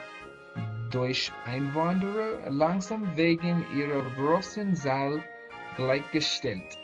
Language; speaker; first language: German; non-native, learner; English